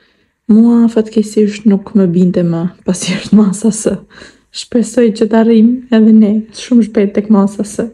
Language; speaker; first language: Albanian; native; Albanian